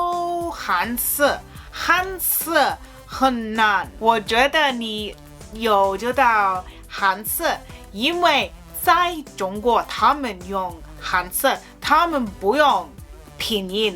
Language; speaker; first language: Chinese; non-native, learner; English